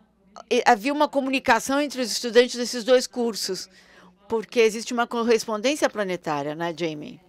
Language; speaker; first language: Portuguese; non-native, fluent; German